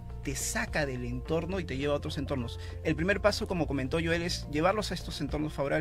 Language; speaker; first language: Spanish; native; Spanish